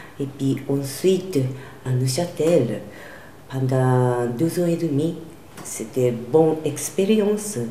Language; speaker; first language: French; non-native, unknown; Japanese